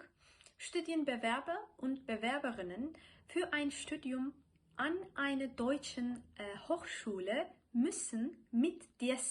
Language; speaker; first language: German; non-native, fluent; Turkish